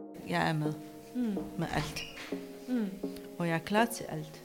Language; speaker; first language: Danish; non-native, learner; Persian